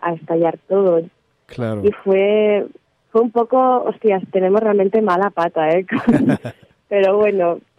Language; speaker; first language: Spanish; native; Spanish